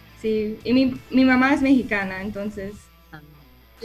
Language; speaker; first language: Spanish; early bilingual, heritage; English